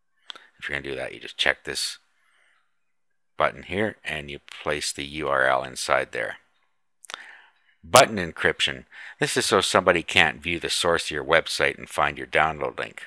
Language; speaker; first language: English; native; English